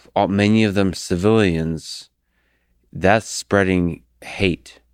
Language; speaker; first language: English; early bilingual, other home language; Russian